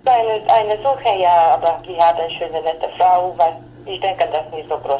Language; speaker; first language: German; non-native, learner; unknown